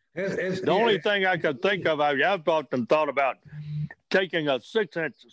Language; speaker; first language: English; native; English